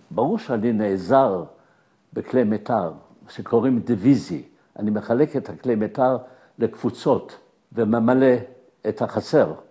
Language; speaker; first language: Hebrew; early bilingual, other home language; German